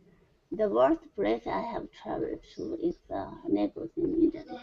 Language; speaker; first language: English; non-native, learner; Japanese